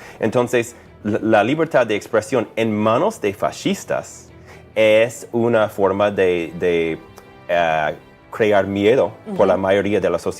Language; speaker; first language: Spanish; non-native, fluent; English